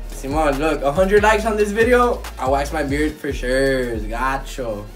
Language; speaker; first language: English; early bilingual, other home language; Spanish